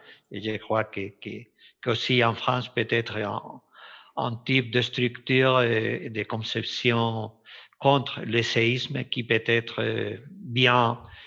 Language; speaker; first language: French; non-native, fluent; Spanish